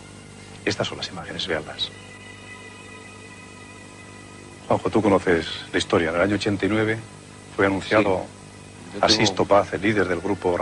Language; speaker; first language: Spanish; native; Spanish